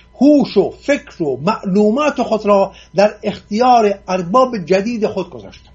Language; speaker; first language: Persian; non-native, local second language; Assyrian Neo-Aramaic